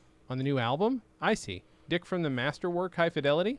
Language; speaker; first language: English; native; English